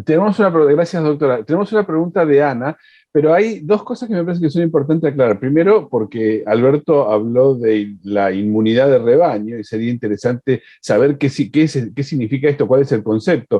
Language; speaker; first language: Spanish; native; Spanish